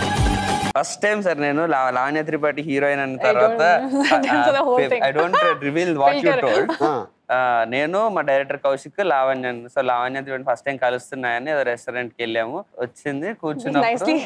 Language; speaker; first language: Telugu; native; Telugu